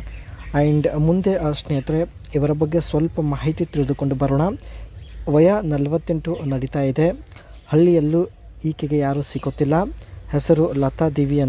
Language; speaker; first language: Kannada; native; Kannada